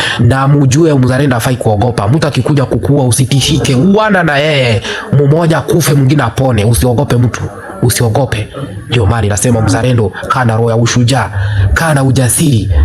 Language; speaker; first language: Swahili; non-native, local second language; Kinyarwanda